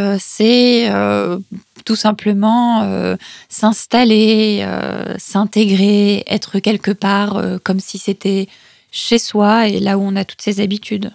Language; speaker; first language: French; native; French